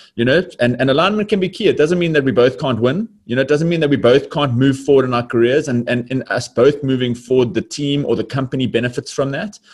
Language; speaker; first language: English; native; English